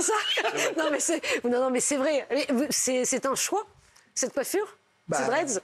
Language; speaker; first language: French; native; French